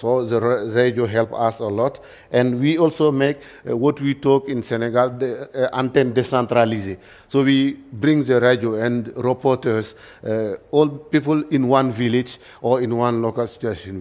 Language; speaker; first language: English; non-native, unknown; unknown